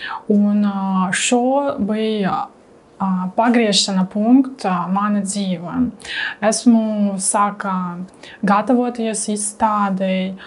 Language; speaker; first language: Latvian; non-native, learner; Russian